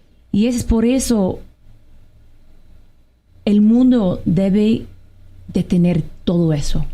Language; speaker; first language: Spanish; non-native, fluent; Arabic